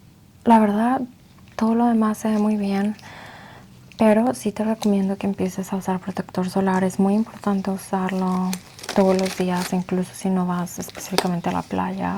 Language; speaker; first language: Spanish; early bilingual, heritage; Spanish